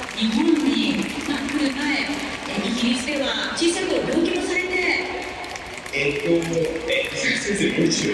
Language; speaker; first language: Japanese; non-native, learner; English